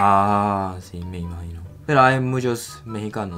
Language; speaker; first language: Spanish; non-native, fluent; Japanese